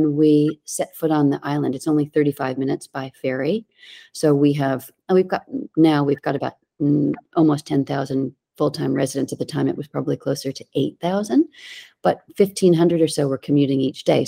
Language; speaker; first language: English; native; English